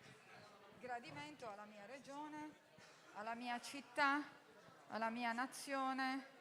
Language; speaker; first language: Italian; native; Italian